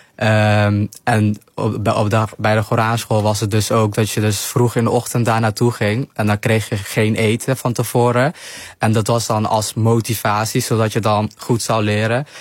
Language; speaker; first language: Dutch; early bilingual, other home language; Somali